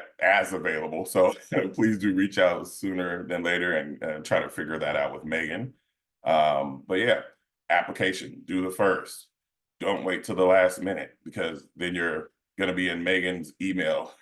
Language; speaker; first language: English; native; English